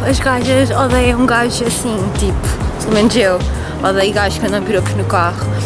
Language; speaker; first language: Portuguese; early bilingual, heritage; Portuguese